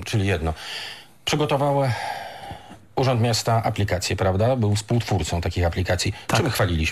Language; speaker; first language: Polish; native; Polish